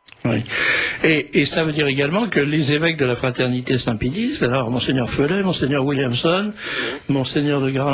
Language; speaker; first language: French; native; French